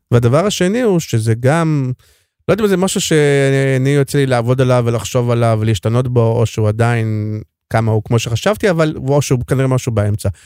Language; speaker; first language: Hebrew; native; Hebrew